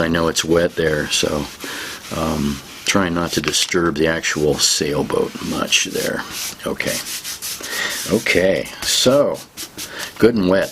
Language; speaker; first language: English; native; English